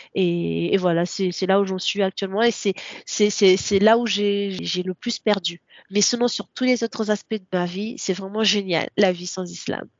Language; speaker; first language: French; non-native, local second language; Comorian